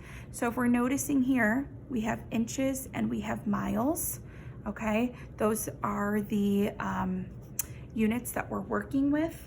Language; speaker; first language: English; native; English